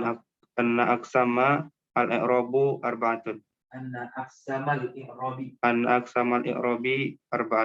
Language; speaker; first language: Arabic; non-native, learner; Indonesian